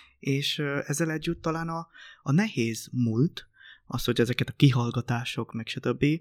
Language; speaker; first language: Hungarian; non-native, fluent; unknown